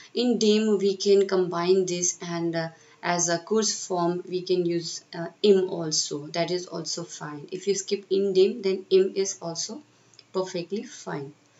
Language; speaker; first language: English; non-native, local second language; Hindi